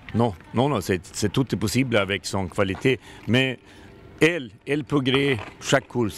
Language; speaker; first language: French; non-native, learner; Swedish